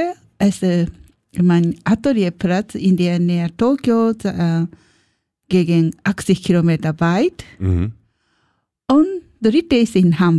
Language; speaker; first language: German; non-native, learner; Japanese